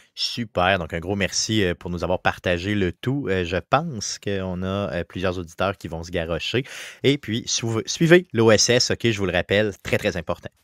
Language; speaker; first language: French; native; French